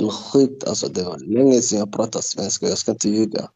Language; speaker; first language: Swedish; early bilingual, other home language; Somali